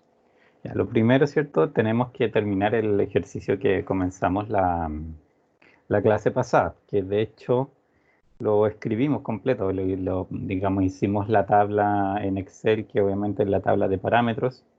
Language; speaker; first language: Spanish; native; Spanish